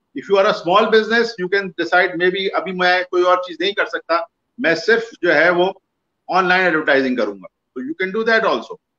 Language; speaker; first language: Urdu; native; Urdu